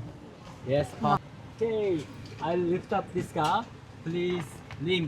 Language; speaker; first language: English; non-native, learner; Japanese